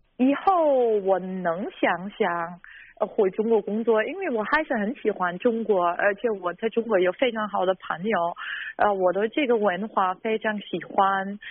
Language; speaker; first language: Chinese; non-native, fluent; German